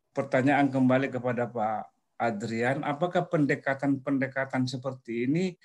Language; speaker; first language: Indonesian; native; Indonesian